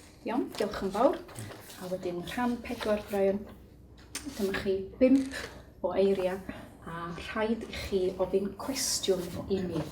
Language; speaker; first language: Welsh; native; Welsh